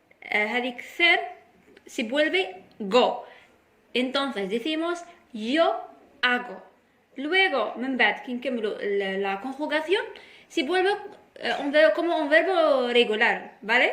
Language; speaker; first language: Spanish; non-native, fluent; Arabic